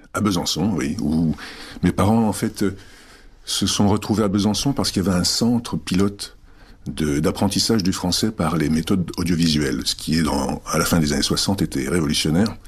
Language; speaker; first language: French; early bilingual, other home language; Czech